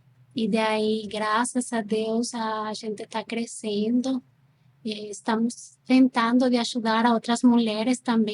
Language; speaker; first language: Portuguese; non-native, fluent; Spanish